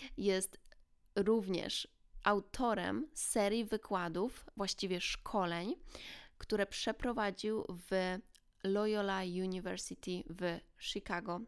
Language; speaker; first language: Polish; native; Polish